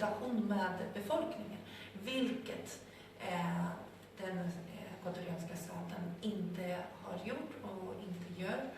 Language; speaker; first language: Swedish; non-native, fluent; Spanish